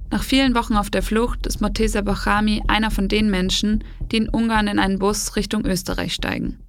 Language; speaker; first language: German; native; German